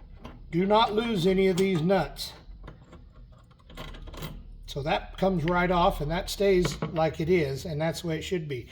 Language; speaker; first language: English; native; English